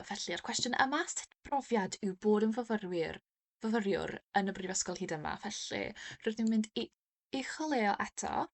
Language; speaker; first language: Welsh; non-native, fluent; English